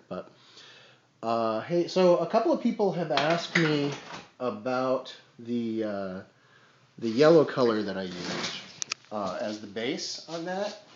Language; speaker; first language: English; native; English